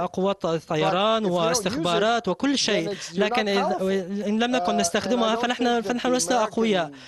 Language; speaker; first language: Arabic; non-native, fluent; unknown